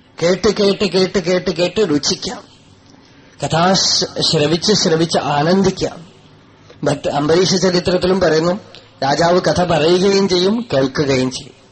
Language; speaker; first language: Malayalam; non-native, local second language; Tamil